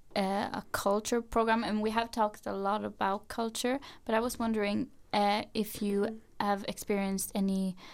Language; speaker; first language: English; non-native, fluent; Norwegian